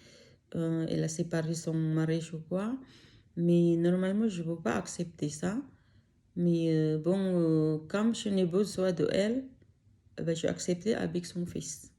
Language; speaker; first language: French; non-native, learner; Filipino